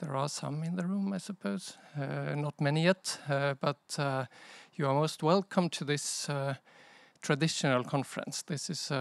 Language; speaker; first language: English; non-native, fluent; Estonian